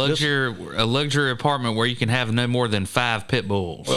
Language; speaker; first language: English; native; English